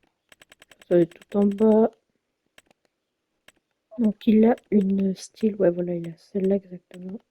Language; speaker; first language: French; native; French